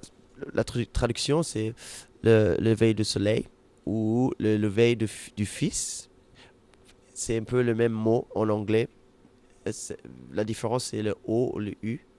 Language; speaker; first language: French; non-native, fluent; German